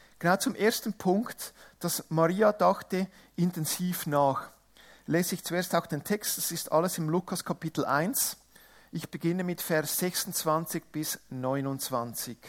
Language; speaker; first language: German; non-native, local second language; Italian